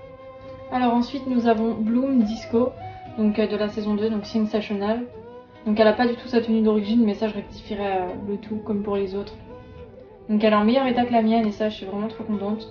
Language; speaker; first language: French; native; French